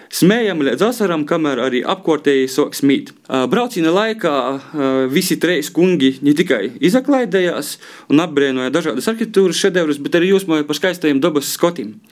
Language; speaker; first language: Latvian; native; Latvian